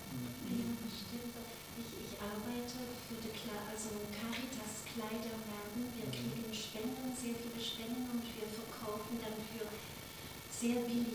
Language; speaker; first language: German; non-native, learner; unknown